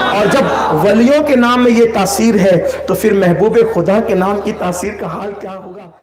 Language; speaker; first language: Urdu; native; Urdu